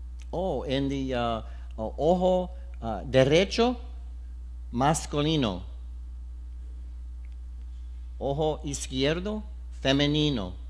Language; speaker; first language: Spanish; non-native, learner; English